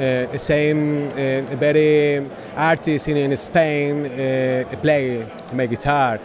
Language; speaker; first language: English; non-native, learner; Spanish